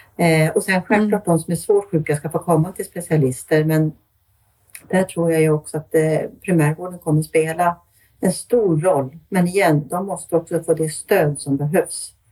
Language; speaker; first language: Swedish; native; Swedish